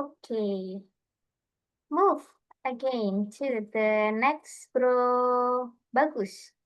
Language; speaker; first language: English; non-native, fluent; Indonesian